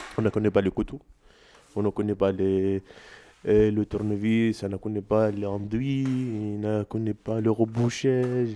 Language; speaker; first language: French; non-native, learner; Arabic